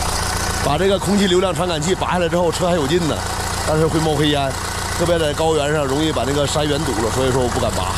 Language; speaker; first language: Chinese; native; Chinese